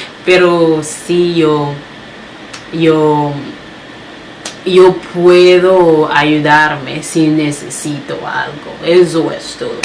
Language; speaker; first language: Spanish; non-native, learner; Haitian Creole